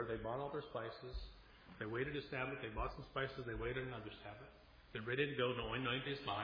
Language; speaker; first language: English; native; English